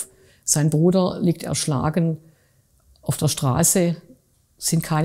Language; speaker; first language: German; native; German